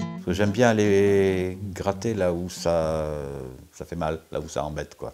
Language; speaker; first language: French; native; French